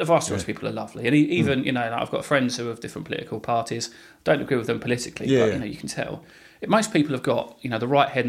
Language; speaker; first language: English; native; English